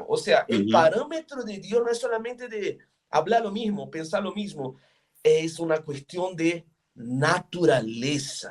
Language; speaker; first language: Spanish; non-native, fluent; Portuguese